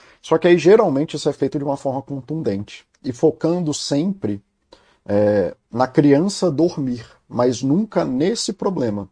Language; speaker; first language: Portuguese; native; Portuguese